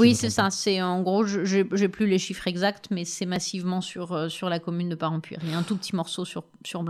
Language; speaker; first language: French; native; French